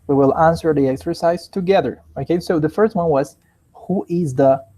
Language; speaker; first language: English; non-native, fluent; Spanish